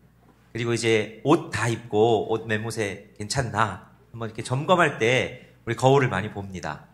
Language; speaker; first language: Korean; native; Korean